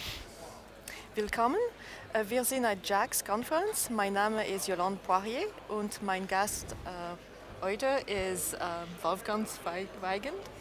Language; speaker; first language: German; non-native, learner; English